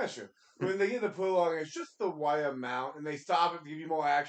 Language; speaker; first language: English; native; English